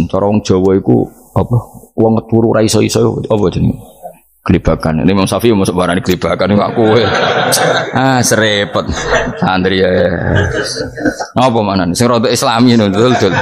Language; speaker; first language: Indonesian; non-native, local second language; Javanese